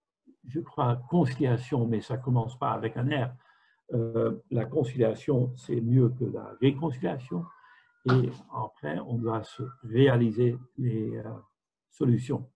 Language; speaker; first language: French; non-native, fluent; Dutch